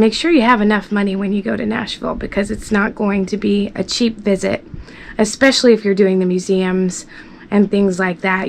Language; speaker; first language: English; native; English